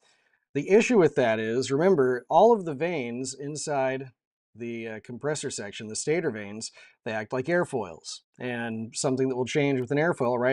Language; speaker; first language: English; native; English